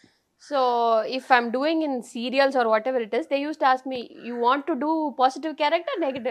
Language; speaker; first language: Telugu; non-native, fluent; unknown